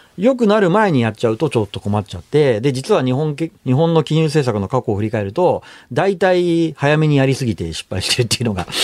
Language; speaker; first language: Japanese; native; Japanese